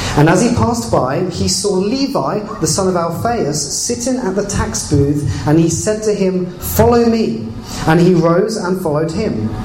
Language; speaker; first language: English; native; English